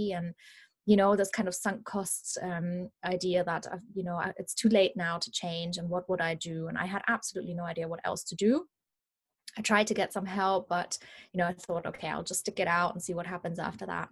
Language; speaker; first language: English; non-native, fluent; German